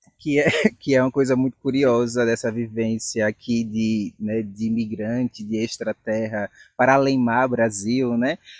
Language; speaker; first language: Portuguese; native; Portuguese